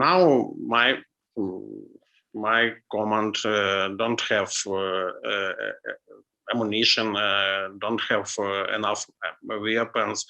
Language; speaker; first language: English; non-native, learner; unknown